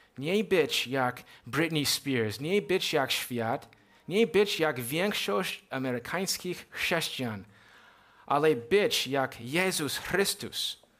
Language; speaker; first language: Polish; non-native, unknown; English